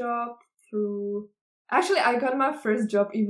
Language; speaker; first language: English; non-native, fluent; Czech